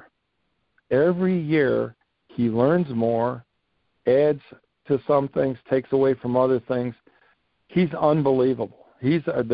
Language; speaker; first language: English; native; English